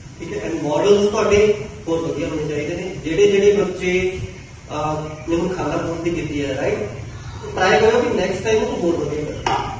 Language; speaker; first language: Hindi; non-native, local second language; Punjabi